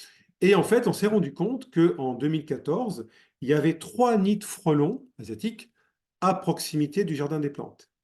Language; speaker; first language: French; native; French